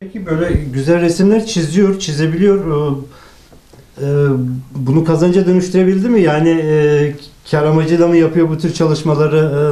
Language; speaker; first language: Turkish; native; Turkish